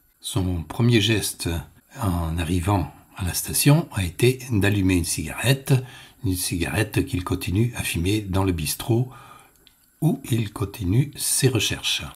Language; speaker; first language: French; native; French